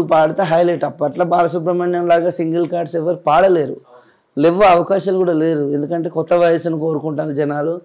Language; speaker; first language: Telugu; native; Telugu